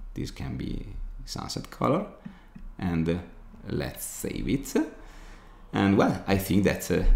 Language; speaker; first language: English; non-native, fluent; Italian